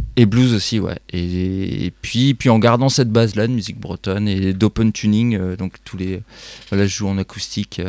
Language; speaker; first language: French; native; French